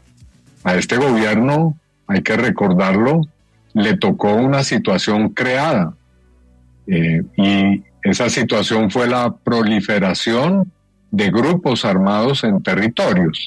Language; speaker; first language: Spanish; native; Spanish